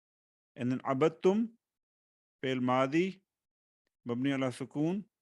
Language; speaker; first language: Arabic; non-native, fluent; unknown